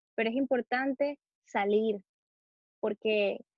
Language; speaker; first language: Spanish; native; Spanish